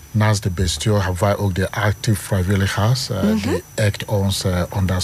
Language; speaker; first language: Dutch; non-native, fluent; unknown